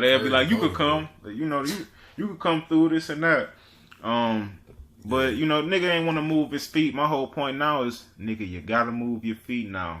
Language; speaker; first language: English; native; English